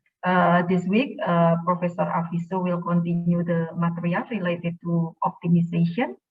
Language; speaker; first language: English; non-native, fluent; Indonesian